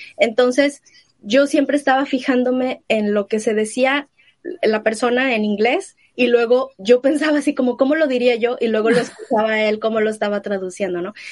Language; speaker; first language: Spanish; native; Spanish